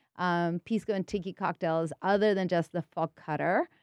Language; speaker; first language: English; early bilingual, other home language; Spanish